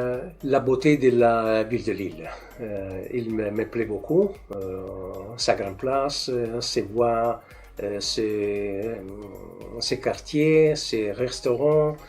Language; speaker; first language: French; non-native, learner; Italian